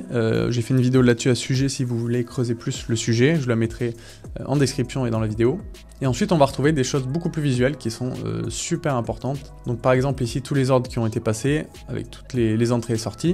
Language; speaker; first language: French; native; French